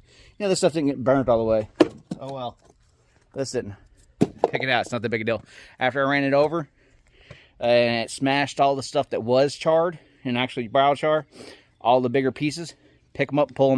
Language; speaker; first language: English; native; English